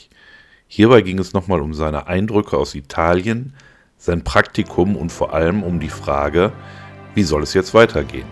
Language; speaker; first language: German; native; German